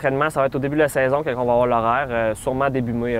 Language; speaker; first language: French; native; French